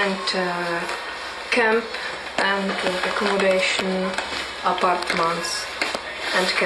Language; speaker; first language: English; non-native, learner; Czech